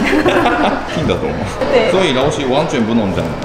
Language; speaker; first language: Chinese; non-native, fluent; Japanese